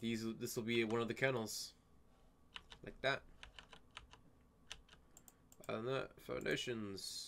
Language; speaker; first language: English; native; English